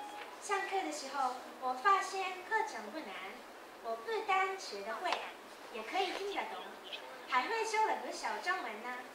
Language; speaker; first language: Chinese; non-native, fluent; Japanese